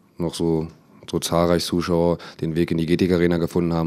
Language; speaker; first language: German; native; German